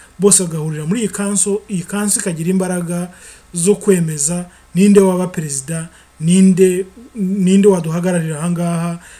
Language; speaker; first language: Kinyarwanda; early bilingual, heritage; Kinyarwanda